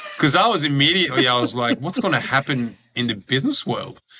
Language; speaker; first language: English; early bilingual, other home language; Croatian